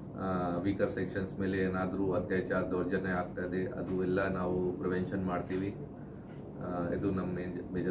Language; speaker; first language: Kannada; non-native, local second language; Hindi